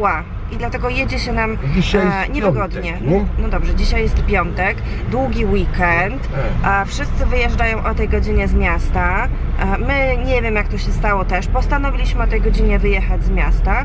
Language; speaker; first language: Polish; native; Polish